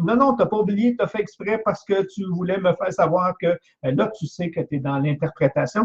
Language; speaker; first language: French; native; French